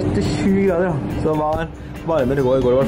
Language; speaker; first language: Norwegian; native; Norwegian